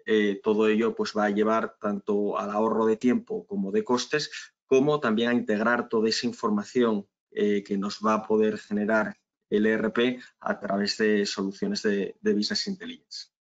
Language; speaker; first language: Spanish; native; Spanish